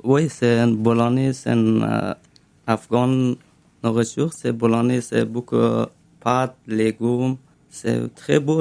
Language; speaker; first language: French; non-native, learner; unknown